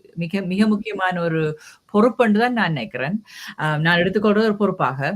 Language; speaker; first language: Tamil; early bilingual, heritage; Tamil